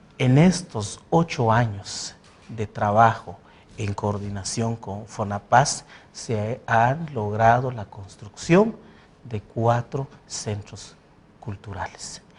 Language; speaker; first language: Spanish; non-native, local second language; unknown